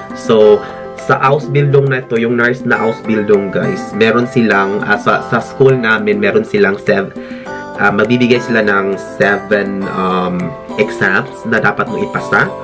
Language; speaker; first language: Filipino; non-native, local second language; Cebuano